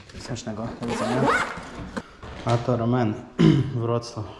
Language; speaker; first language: Polish; non-native, learner; Ukrainian